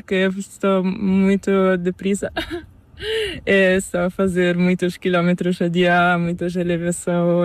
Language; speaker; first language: Spanish; non-native, learner; Portuguese